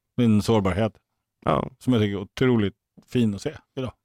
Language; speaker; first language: Swedish; native; Swedish